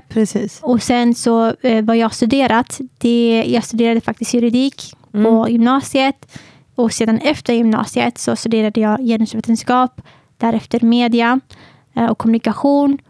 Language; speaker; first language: Swedish; native; Swedish